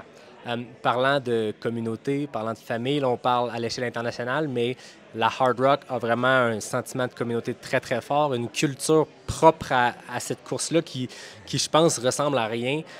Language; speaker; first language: French; native; French